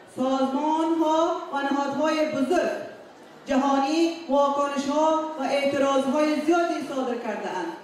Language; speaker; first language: Persian; non-native, local second language; Uzbek